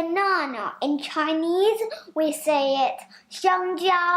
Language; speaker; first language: English; non-native, fluent; Chinese